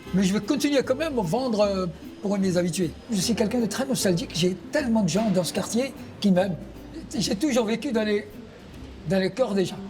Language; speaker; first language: French; non-native, fluent; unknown